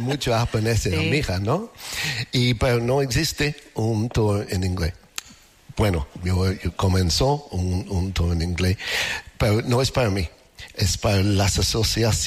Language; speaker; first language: Spanish; non-native, learner; English